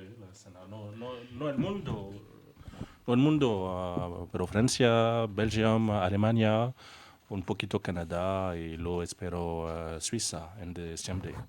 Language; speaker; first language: Spanish; non-native, learner; French